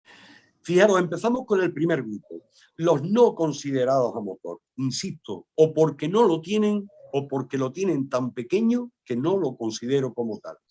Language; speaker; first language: Spanish; native; Spanish